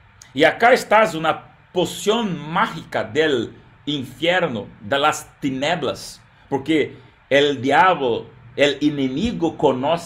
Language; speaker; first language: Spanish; non-native, learner; Portuguese